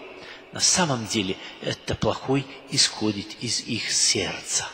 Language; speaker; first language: Russian; non-native, fluent; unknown